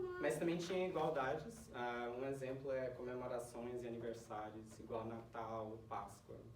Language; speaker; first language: Portuguese; early bilingual, heritage; Portuguese